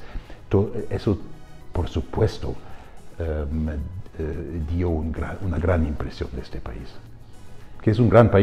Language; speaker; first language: Spanish; non-native, fluent; German